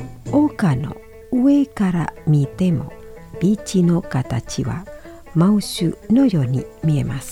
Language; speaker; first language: Japanese; non-native, fluent; Indonesian